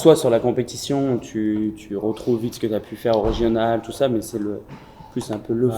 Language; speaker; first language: French; native; French